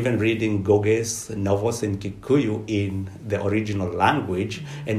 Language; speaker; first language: English; non-native, local second language; Kikuyu